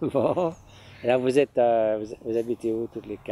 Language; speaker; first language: French; native; French